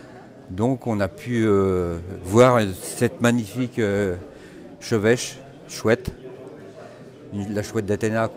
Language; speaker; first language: French; native; French